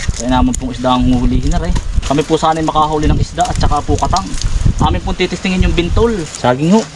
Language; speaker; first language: Filipino; native; Filipino